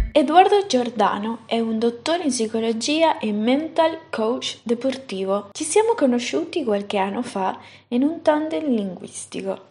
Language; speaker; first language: Italian; non-native, fluent; Spanish